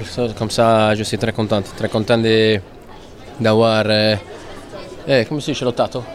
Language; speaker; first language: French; non-native, fluent; Italian